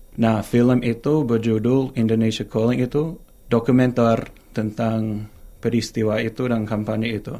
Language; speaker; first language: Indonesian; non-native, fluent; English